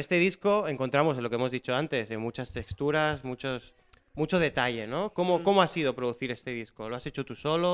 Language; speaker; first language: Spanish; native; Spanish